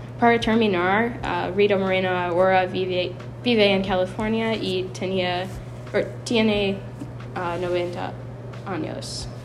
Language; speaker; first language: Spanish; non-native, learner; English